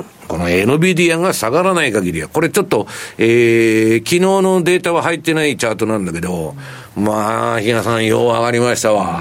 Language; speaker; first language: Japanese; native; Japanese